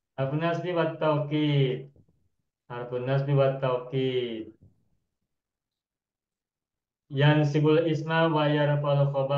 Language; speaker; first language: Arabic; non-native, fluent; Indonesian